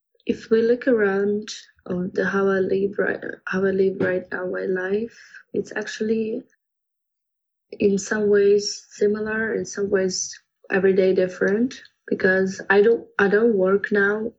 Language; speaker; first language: English; non-native, fluent; Ukrainian